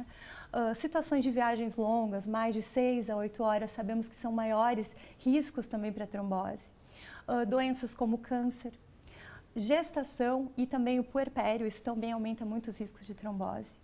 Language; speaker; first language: Portuguese; native; Portuguese